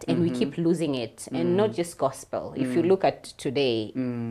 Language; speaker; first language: English; non-native, local second language; Swahili